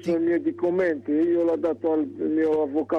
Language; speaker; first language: Italian; non-native, learner; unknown